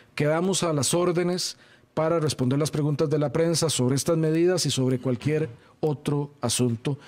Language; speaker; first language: Spanish; native; Spanish